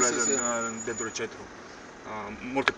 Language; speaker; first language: Italian; non-native, learner; Bulgarian